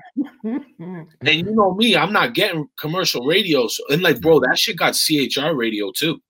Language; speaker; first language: English; native; English